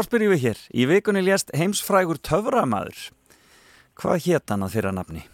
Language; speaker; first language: Icelandic; native; Icelandic